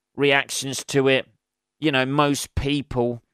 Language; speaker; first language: English; native; English